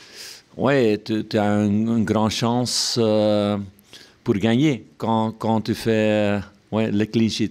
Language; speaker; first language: French; non-native, local second language; Dutch